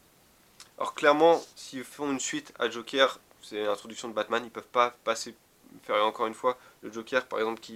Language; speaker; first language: French; native; French